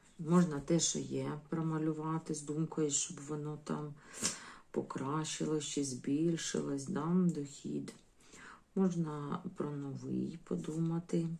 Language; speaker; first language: Ukrainian; non-native, local second language; Russian